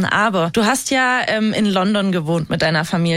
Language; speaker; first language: German; native; German